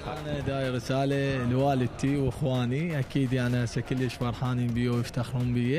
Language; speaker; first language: Arabic; native; Arabic